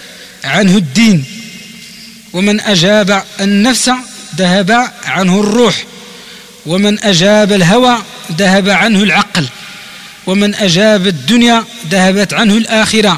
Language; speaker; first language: Arabic; non-native, local second language; Tachelhit